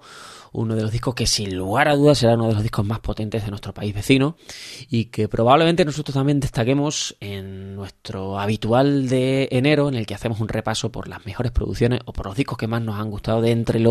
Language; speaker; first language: Spanish; native; Spanish